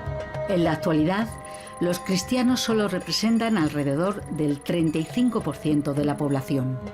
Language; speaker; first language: Spanish; native; Spanish